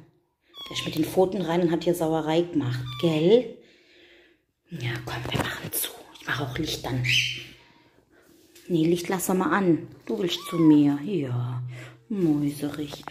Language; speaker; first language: German; native; German